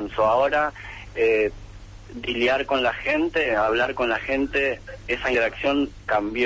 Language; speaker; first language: Spanish; native; Spanish